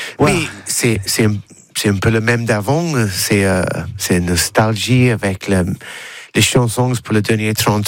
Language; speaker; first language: French; non-native, learner; English